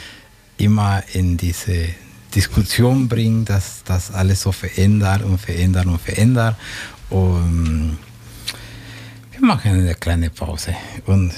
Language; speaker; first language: German; non-native, fluent; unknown